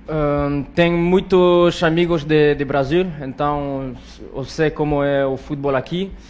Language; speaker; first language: Portuguese; non-native, learner; French